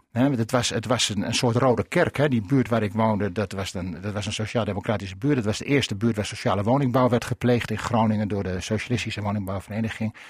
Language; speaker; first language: Dutch; native; Dutch